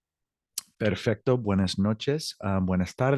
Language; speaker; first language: Spanish; non-native, fluent; English